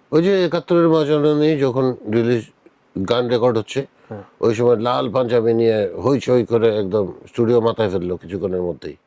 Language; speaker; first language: Bangla; native; Bangla